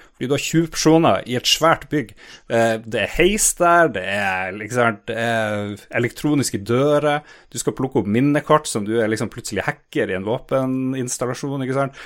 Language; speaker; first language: Norwegian; native; Norwegian